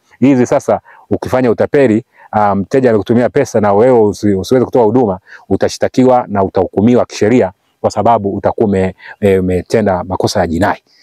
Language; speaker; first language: Swahili; native; Swahili